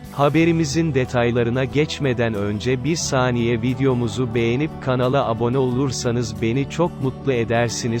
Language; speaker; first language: Turkish; native; Turkish